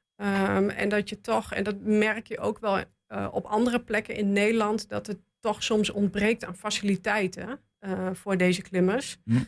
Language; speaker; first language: Dutch; native; Dutch